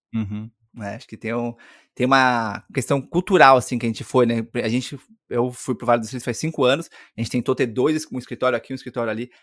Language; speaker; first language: Portuguese; native; Portuguese